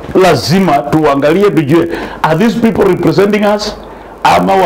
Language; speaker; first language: English; non-native, local second language; Swahili